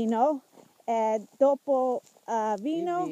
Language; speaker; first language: Italian; non-native, learner; English